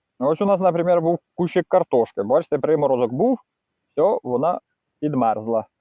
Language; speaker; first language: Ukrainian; native; Ukrainian